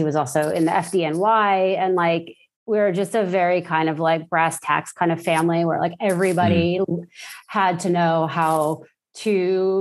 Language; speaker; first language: English; native; English